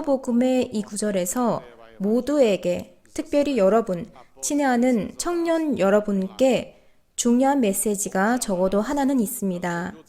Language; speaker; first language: Korean; native; Korean